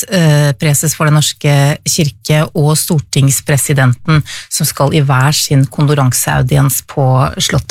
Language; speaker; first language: Norwegian; native; Norwegian